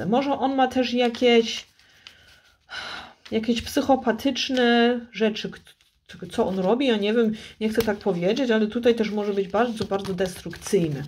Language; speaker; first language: Polish; early bilingual, heritage; Polish